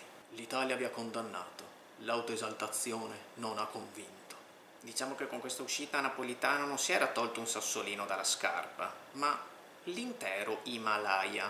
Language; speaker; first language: Italian; native; Italian